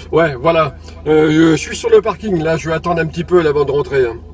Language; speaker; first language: French; native; French